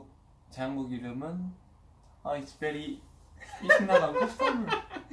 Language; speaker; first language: English; non-native, learner; Korean